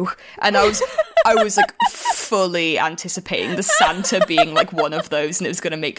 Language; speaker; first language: English; native; English